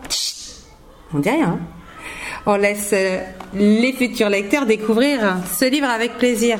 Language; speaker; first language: French; native; French